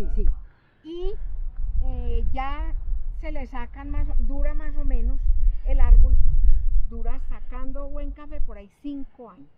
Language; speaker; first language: Spanish; native; Spanish